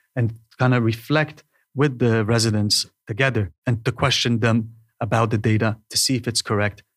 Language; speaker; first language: English; non-native, fluent; Hebrew